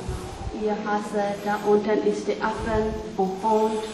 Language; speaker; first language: German; non-native, learner; Burmese